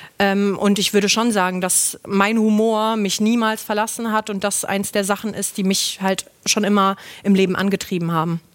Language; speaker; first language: German; non-native, local second language; Luxembourgish